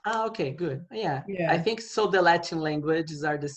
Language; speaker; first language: English; non-native, fluent; Portuguese